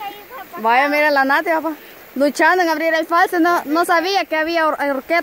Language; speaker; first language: Spanish; native; Spanish